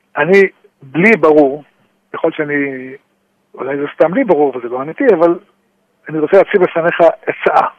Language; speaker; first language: Hebrew; native; Hebrew